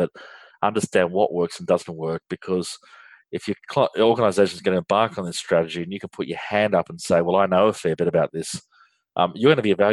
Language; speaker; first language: English; native; English